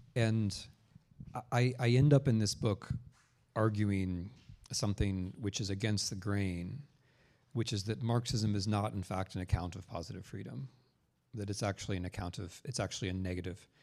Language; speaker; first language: English; native; English